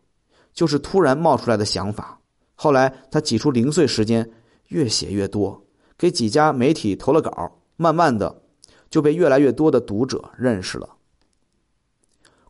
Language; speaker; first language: Chinese; native; Chinese